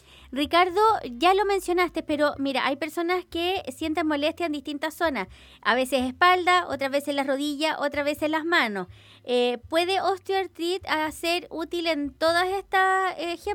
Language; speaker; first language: Spanish; native; Spanish